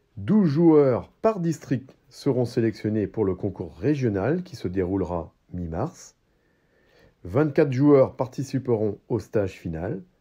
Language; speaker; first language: French; native; French